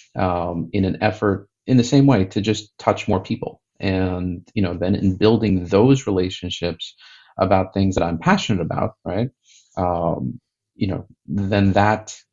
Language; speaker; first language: English; native; English